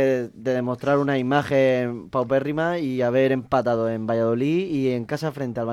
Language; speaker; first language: Spanish; native; Spanish